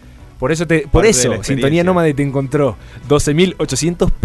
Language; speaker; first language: Spanish; native; Spanish